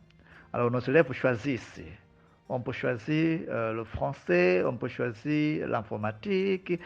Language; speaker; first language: French; non-native, fluent; Nyanja